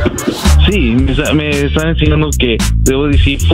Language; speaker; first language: Spanish; non-native, learner; English